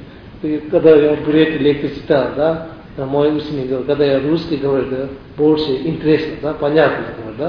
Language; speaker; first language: Russian; non-native, learner; Tibetan